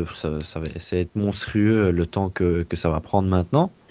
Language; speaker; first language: French; native; French